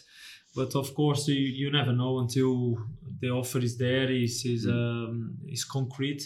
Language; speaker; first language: English; non-native, fluent; Portuguese